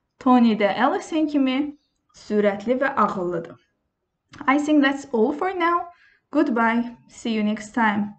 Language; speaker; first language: English; non-native, fluent; Azerbaijani